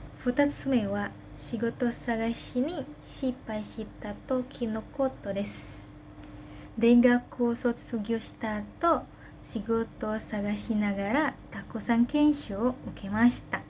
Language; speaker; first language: Japanese; non-native, learner; Indonesian